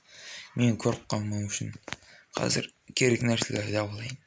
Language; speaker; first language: Kazakh; native; Kazakh